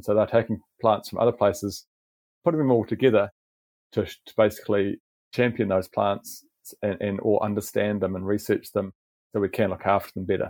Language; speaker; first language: English; native; English